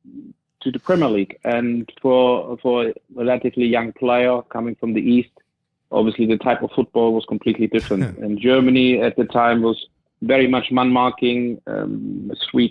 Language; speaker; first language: English; non-native, fluent; German